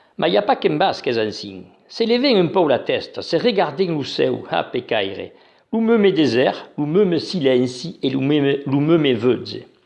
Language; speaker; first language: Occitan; native; Occitan